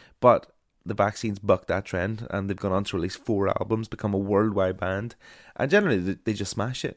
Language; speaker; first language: English; native; English